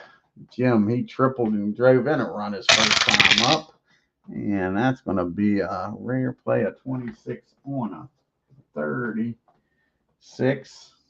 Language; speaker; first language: English; native; English